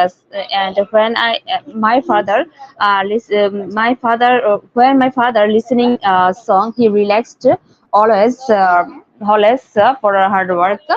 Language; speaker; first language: English; non-native, learner; Bangla